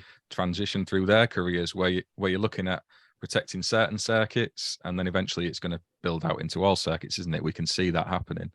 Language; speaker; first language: English; native; English